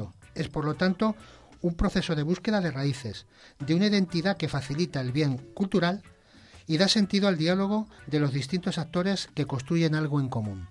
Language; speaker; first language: Spanish; native; Spanish